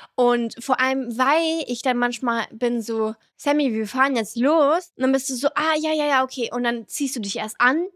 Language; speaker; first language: German; early bilingual, other home language; French